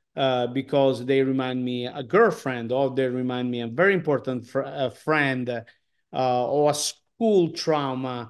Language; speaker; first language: English; non-native, learner; Italian